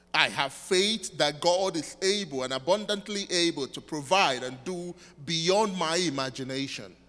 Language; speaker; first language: English; non-native, local second language; Igbo